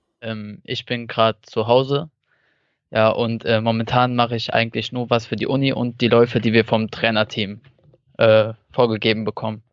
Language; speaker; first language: German; native; German